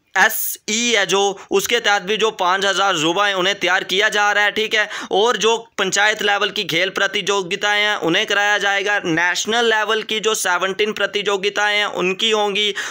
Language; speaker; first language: Hindi; native; Hindi